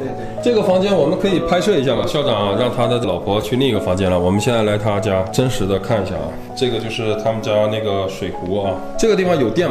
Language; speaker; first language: Chinese; native; Chinese